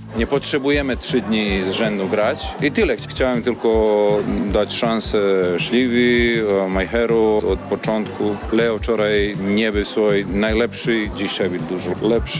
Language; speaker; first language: Polish; non-native, learner; Serbian